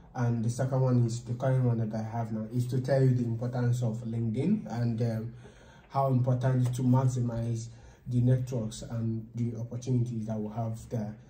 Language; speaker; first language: English; non-native, local second language; Igbo